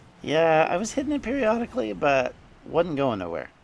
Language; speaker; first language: English; native; English